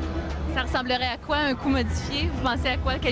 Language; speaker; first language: French; native; French